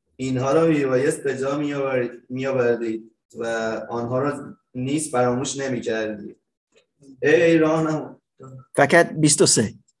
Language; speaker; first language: Persian; non-native, learner; English